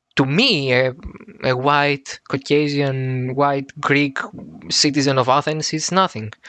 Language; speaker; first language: English; non-native, fluent; Greek